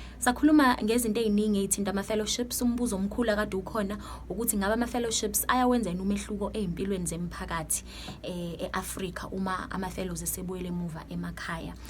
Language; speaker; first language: Zulu; native; Zulu